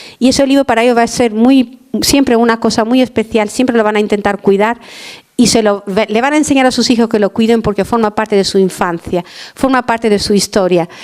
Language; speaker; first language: Spanish; non-native, fluent; Albanian